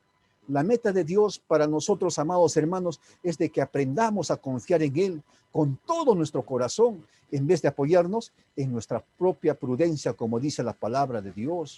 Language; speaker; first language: Spanish; native; Spanish